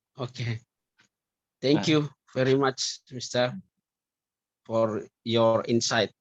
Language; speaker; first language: English; non-native, learner; Indonesian